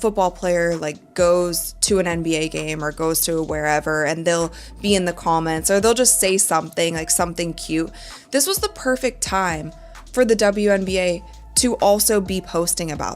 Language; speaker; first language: English; native; English